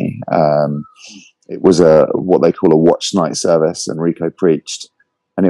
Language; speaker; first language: English; native; English